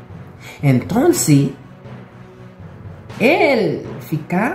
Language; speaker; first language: Spanish; non-native, local second language; Haitian Creole